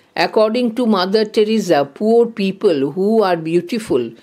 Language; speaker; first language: English; non-native, local second language; Bangla